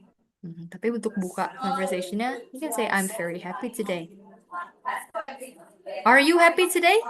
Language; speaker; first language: English; non-native, fluent; Indonesian